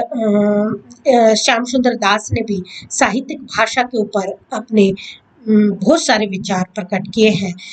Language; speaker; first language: Hindi; native; Hindi